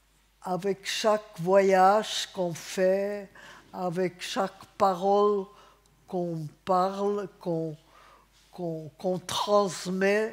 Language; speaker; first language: French; non-native, fluent; Hungarian